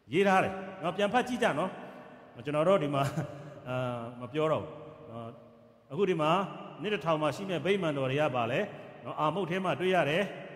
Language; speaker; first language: Burmese; non-native, local second language; Kachin